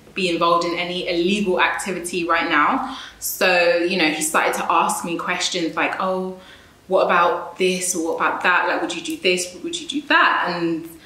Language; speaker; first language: English; native; English